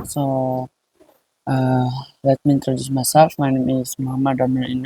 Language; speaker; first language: English; non-native, learner; Indonesian